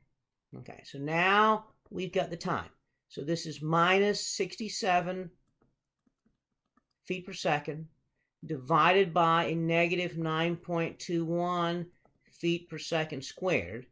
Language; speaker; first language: English; native; English